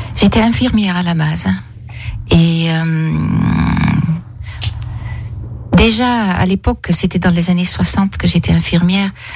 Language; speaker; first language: French; non-native, fluent; Dutch